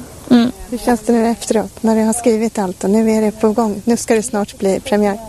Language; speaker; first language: Swedish; native; Swedish